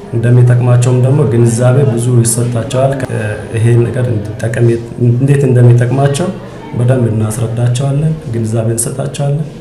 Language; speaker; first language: Amharic; non-native, local second language; Hadiyya